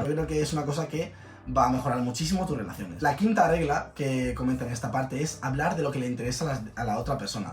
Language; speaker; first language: Spanish; native; Spanish